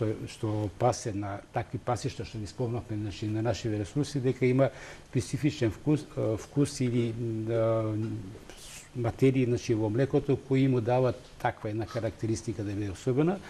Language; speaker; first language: Macedonian; native; Macedonian